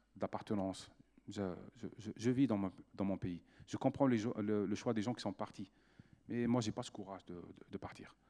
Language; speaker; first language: French; non-native, local second language; Arabic